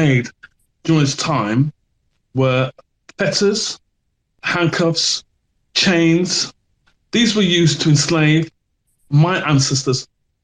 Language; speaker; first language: English; native; English